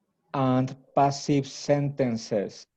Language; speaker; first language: English; non-native, learner; Spanish